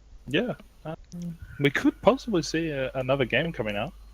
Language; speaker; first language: English; native; English